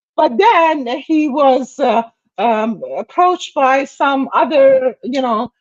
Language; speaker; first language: English; non-native, fluent; Persian